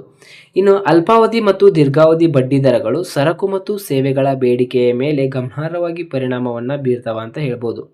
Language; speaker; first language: Kannada; native; Kannada